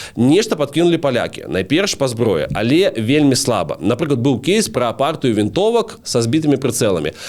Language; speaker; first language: Belarusian; non-native, local second language; Russian